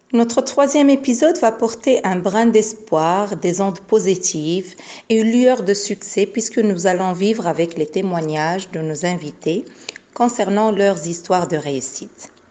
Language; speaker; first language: French; non-native, local second language; Arabic